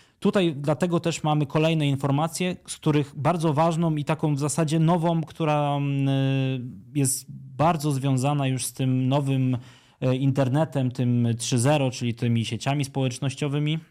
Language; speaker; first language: Polish; native; Polish